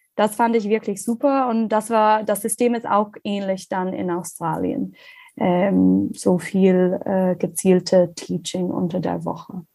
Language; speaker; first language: German; non-native, learner; English